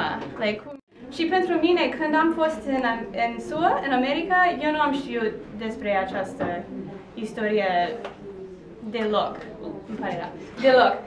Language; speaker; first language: Romanian; non-native, learner; English